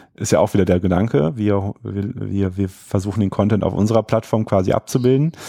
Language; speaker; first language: German; native; German